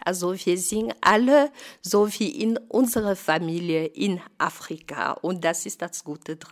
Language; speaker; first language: German; non-native, fluent; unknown